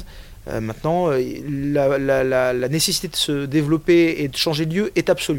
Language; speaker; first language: French; native; French